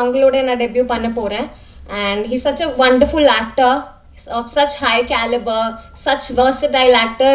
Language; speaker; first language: Tamil; non-native, fluent; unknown